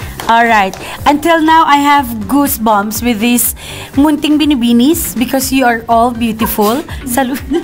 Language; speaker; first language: English; non-native, local second language; Filipino